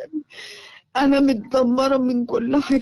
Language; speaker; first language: Arabic; native; Arabic